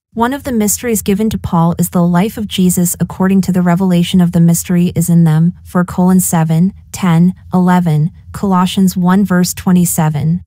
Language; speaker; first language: English; native; English